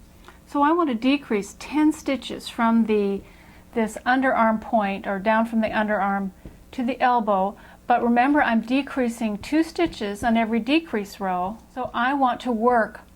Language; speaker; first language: English; native; English